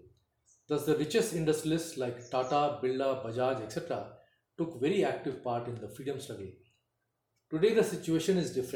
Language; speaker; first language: English; non-native, local second language; Hindi